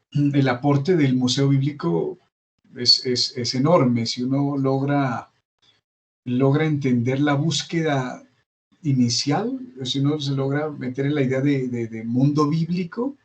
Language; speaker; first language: Spanish; native; Spanish